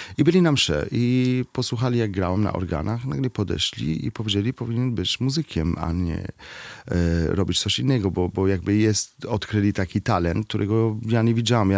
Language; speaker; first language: Polish; non-native, fluent; Arabic